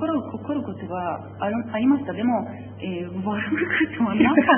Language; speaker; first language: Japanese; non-native, learner; Persian